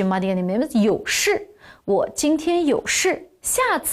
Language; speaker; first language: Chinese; non-native, local second language; Uyghur